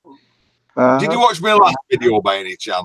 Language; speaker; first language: English; native; English